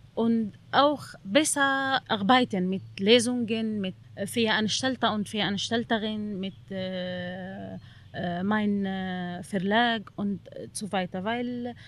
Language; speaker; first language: German; non-native, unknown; Arabic